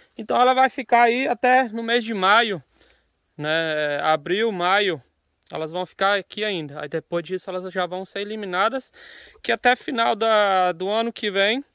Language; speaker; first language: Portuguese; native; Portuguese